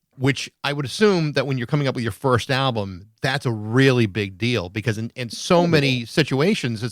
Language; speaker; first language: English; native; English